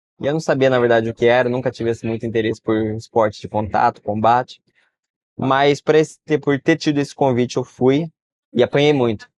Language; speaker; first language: Portuguese; early bilingual, heritage; Portuguese